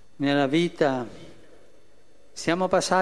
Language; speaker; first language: Italian; early bilingual, heritage; Spanish